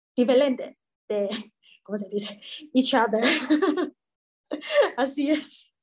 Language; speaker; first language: Spanish; non-native, learner; Chinese